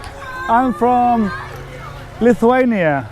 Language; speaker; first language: English; non-native, fluent; Lithuanian